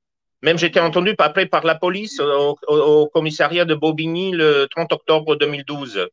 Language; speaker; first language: French; native; French